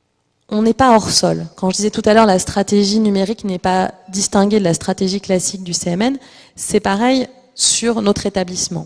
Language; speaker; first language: French; native; French